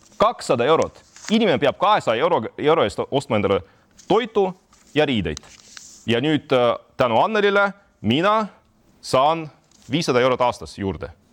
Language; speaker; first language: Estonian; native; Estonian